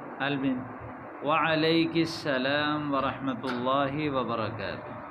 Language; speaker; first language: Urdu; native; Urdu